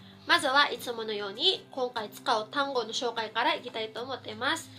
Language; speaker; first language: Japanese; non-native, fluent; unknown